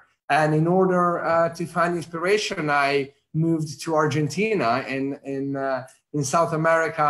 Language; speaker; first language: English; non-native, fluent; Italian